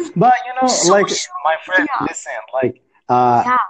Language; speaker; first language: English; non-native, learner; Arabic